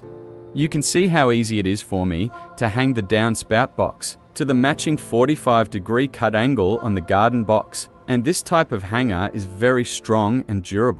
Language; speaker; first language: English; native; English